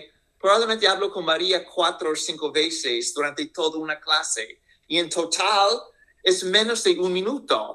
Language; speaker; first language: Spanish; non-native, fluent; English